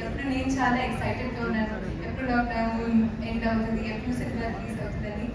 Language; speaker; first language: Telugu; non-native, fluent; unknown